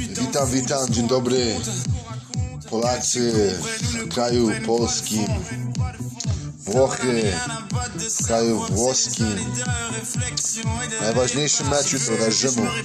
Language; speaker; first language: Polish; non-native, learner; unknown